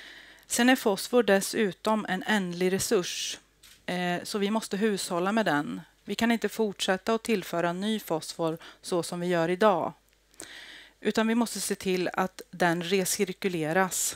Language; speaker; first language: Swedish; native; Swedish